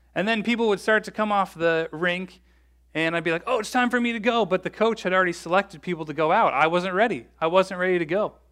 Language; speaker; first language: English; native; English